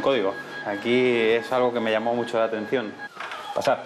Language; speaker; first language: Spanish; native; Spanish